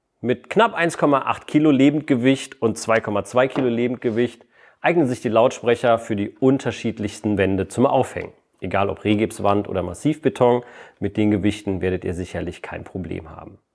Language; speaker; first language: German; native; German